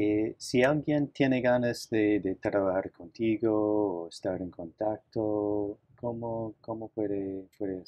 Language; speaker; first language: Spanish; non-native, fluent; English